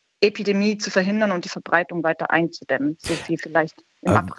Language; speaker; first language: German; native; German